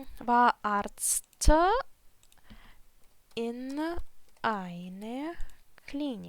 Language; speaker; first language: German; non-native, fluent; Ukrainian